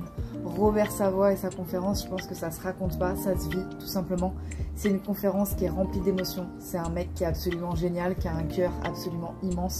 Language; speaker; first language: French; native; French